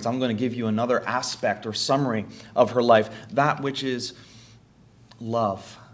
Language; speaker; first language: English; native; English